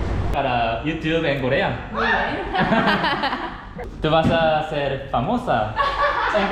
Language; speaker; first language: Spanish; non-native, learner; Korean